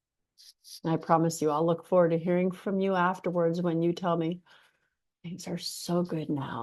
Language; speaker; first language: English; native; English